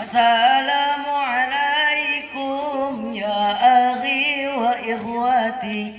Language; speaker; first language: Arabic; non-native, learner; Indonesian